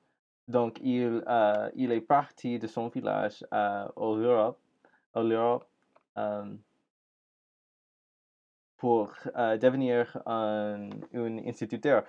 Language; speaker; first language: French; non-native, learner; English